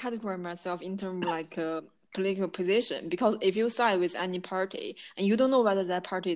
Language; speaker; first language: English; non-native, fluent; Chinese